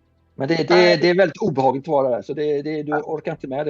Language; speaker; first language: Swedish; native; Swedish